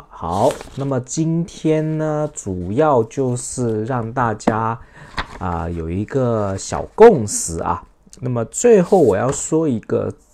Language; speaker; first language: Chinese; non-native, local second language; Cantonese